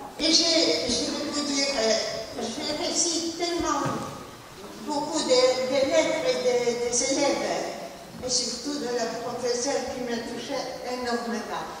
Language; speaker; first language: French; non-native, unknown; Polish